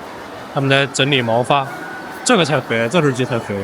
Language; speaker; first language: Chinese; native; Chinese